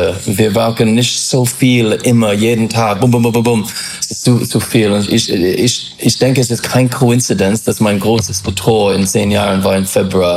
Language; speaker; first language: German; non-native, fluent; English